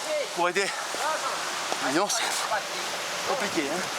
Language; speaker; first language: French; native; French